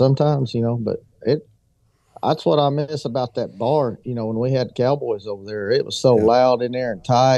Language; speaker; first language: English; native; English